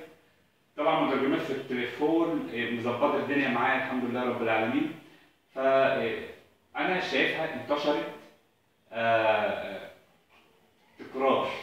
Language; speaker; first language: Arabic; native; Arabic